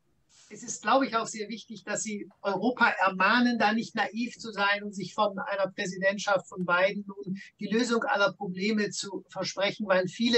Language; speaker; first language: German; native; German